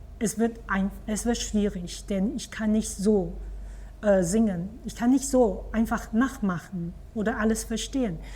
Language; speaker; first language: German; non-native, fluent; Chinese